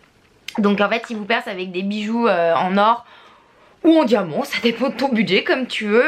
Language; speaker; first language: French; native; French